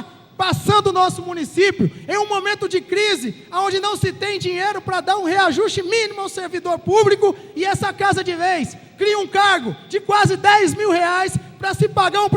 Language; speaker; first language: Portuguese; native; Portuguese